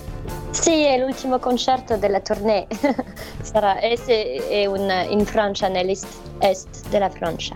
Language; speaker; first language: Italian; non-native, fluent; French